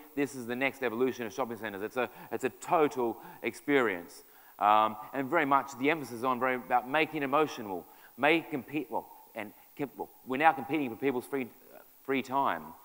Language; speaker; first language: English; native; English